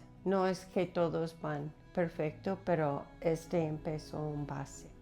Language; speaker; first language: Spanish; non-native, fluent; English